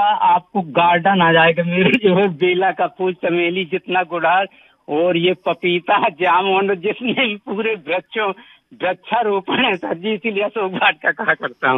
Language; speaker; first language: Hindi; native; Hindi